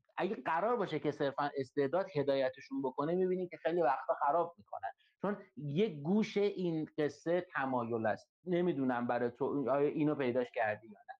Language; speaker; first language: Persian; native; Persian